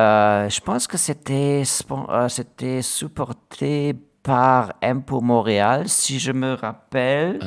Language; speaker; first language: French; non-native, learner; German